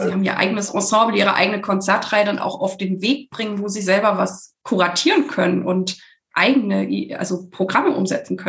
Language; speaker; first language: German; native; German